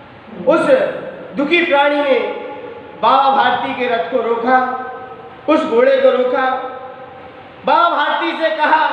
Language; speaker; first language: Hindi; native; Hindi